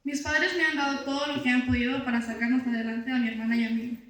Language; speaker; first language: Spanish; early bilingual, heritage; Spanish